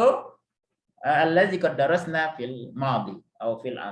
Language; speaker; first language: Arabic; non-native, fluent; Indonesian